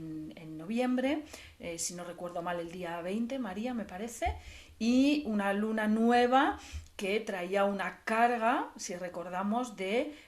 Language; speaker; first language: Spanish; native; Spanish